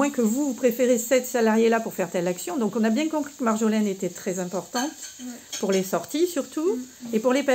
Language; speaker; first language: French; native; French